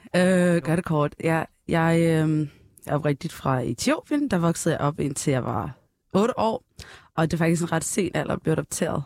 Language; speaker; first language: Danish; early bilingual, other home language; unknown